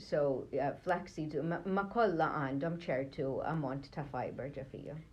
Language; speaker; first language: Maltese; early bilingual, heritage; Maltese